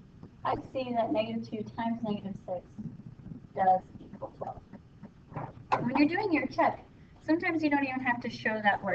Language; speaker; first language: English; native; English